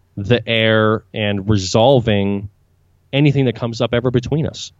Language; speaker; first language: English; native; English